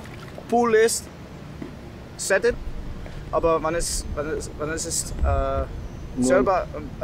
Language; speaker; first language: German; non-native, learner; Dutch